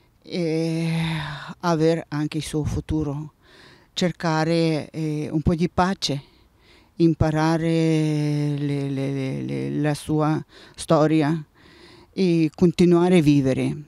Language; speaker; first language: Italian; non-native, learner; Ukrainian